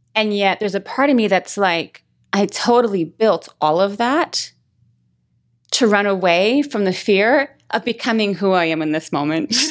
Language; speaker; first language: English; native; English